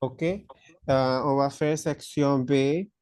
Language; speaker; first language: French; non-native, fluent; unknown